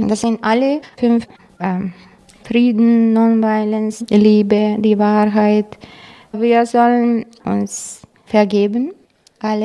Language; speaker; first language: German; non-native, fluent; Croatian